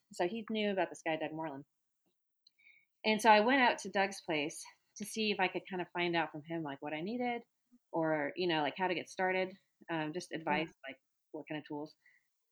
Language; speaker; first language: English; native; English